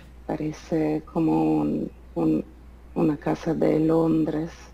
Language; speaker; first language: Spanish; non-native, fluent; Italian